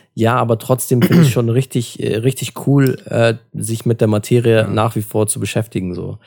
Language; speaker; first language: German; early bilingual, other home language; Turkish